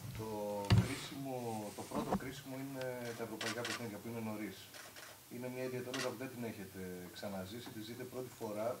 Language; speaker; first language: Greek; native; Greek